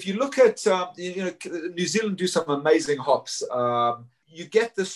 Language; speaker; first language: English; native; English